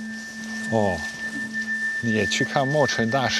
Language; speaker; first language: Chinese; non-native, fluent; Dutch